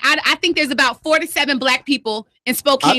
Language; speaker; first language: English; native; English